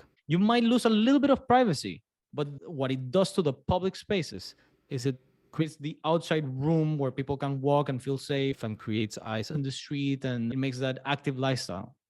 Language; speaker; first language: English; non-native, fluent; Spanish